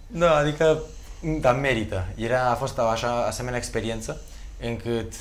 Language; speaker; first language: Romanian; early bilingual, other home language; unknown